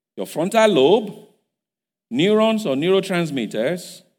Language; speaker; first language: English; non-native, local second language; Yoruba